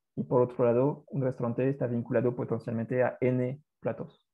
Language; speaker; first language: Spanish; non-native, fluent; French